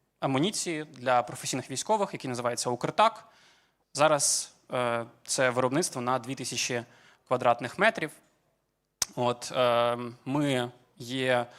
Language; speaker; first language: Ukrainian; early bilingual, other home language; Georgian